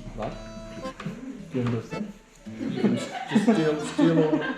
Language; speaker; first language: English; non-native, learner; Korean